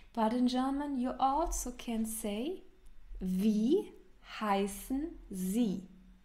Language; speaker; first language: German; non-native, fluent; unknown